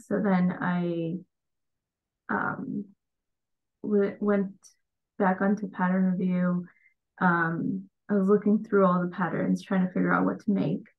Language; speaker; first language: English; early bilingual, other home language; Bangla